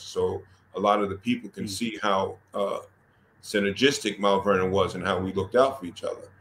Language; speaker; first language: English; native; English